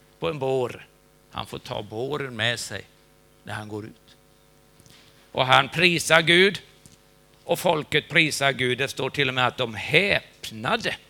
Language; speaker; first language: Swedish; native; Swedish